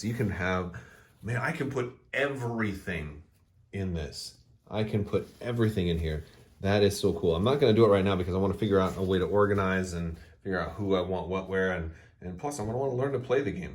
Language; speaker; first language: English; native; English